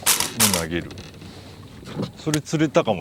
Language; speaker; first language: Japanese; native; Japanese